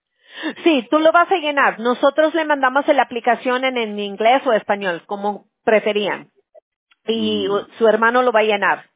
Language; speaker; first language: Spanish; early bilingual, heritage; Spanish